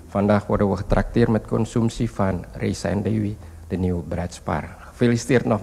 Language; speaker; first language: Dutch; non-native, fluent; Indonesian